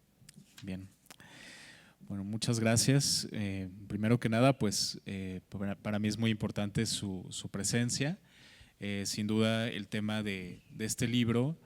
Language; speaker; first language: Spanish; native; Spanish